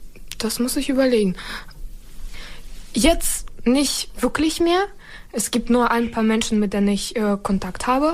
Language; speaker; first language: German; non-native, fluent; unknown